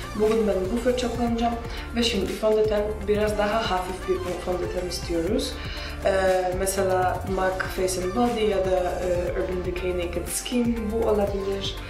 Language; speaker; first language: Turkish; non-native, fluent; Russian